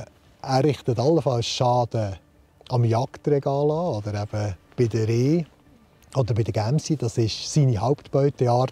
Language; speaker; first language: German; native; German